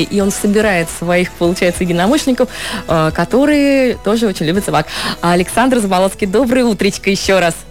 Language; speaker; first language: Russian; native; Russian